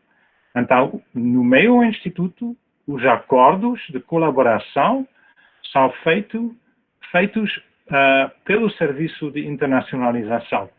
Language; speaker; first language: Portuguese; non-native, fluent; Dutch